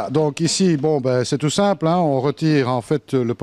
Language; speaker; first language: French; native; French